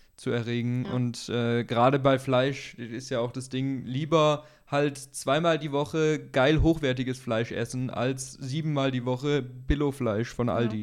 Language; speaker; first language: German; native; German